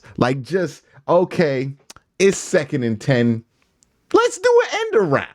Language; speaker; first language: English; native; English